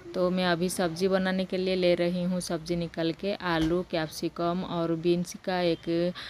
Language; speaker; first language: Hindi; non-native, local second language; Odia